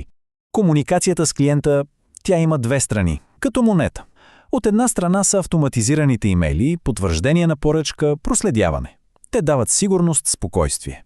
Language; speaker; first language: Bulgarian; native; Bulgarian